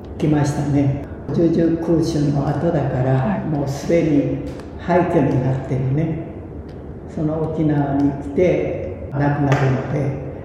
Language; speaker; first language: Japanese; early bilingual, other home language; Korean